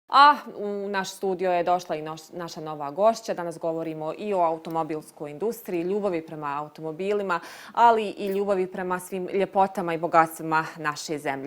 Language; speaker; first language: Bosnian; native; Bosnian